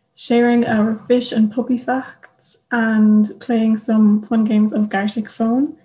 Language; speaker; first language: English; native; English